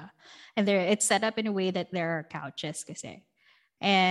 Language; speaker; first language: English; non-native, local second language; Filipino